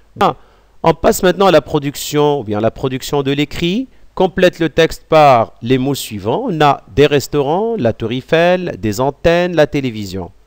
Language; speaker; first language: French; non-native, local second language; Arabic